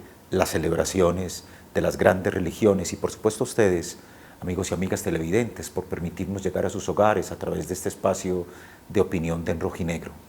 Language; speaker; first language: Spanish; native; Spanish